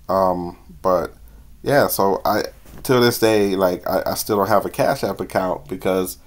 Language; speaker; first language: English; native; English